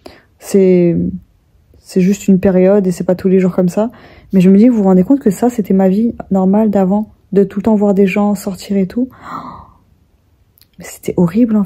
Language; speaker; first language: French; native; French